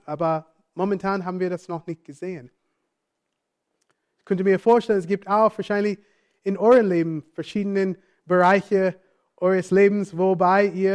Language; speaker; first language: German; non-native, fluent; English